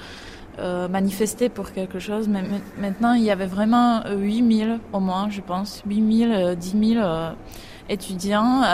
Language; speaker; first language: French; non-native, fluent; Czech